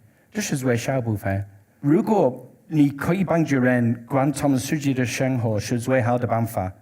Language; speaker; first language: Chinese; non-native, learner; English